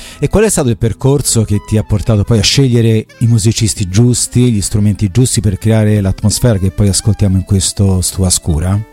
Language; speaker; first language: Italian; native; Italian